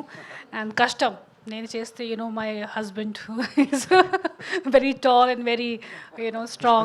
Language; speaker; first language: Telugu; non-native, learner; Hindi